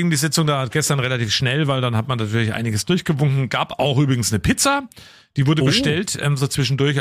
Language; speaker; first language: German; native; German